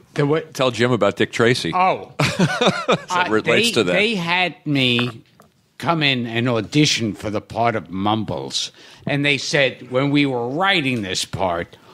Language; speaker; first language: English; native; English